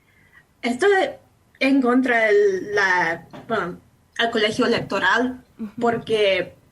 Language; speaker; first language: Spanish; non-native, fluent; English